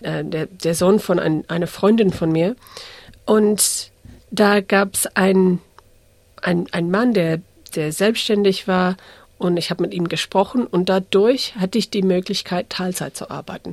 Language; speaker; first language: German; non-native, fluent; English